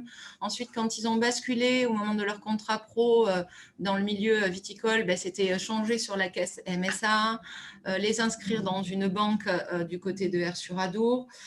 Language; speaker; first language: French; native; French